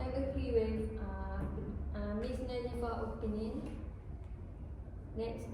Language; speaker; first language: English; non-native, learner; Malay